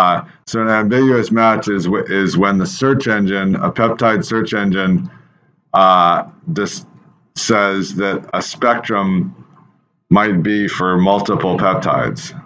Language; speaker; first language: English; native; English